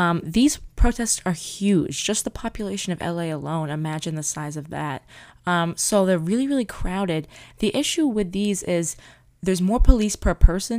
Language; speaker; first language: English; native; English